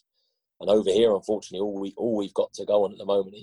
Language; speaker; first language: English; native; English